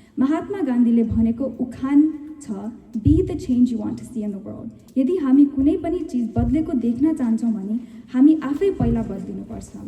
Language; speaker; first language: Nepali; early bilingual, heritage; Nepali